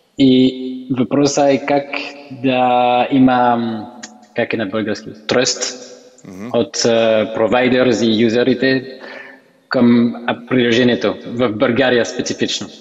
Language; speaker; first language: Bulgarian; non-native, learner; French